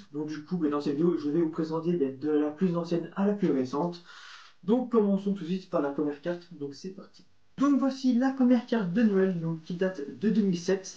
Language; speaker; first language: French; native; French